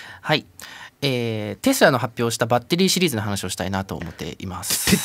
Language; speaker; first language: Japanese; native; Japanese